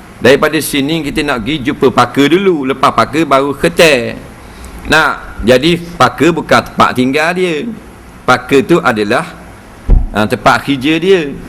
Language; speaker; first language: Malay; native; Malay